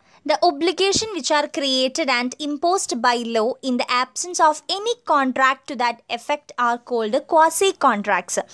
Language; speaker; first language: English; non-native, local second language; Malayalam